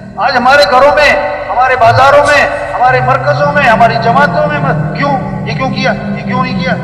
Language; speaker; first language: Urdu; non-native, local second language; Pashto